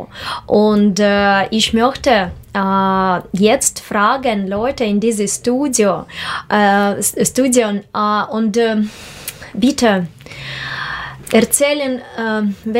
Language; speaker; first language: German; non-native, learner; Russian